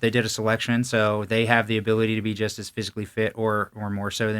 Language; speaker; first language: English; native; English